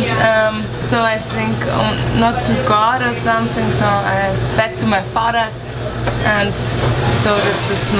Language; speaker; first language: English; non-native, learner; German